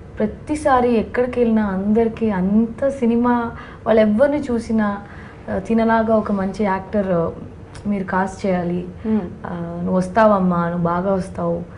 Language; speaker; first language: Telugu; native; Telugu